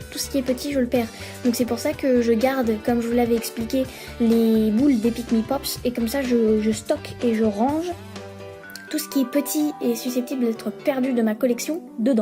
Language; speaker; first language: French; native; French